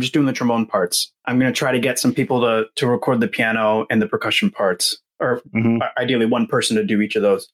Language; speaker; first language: English; native; English